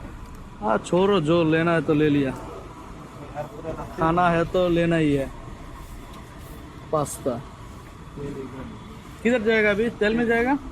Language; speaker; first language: Hindi; non-native, learner; Bangla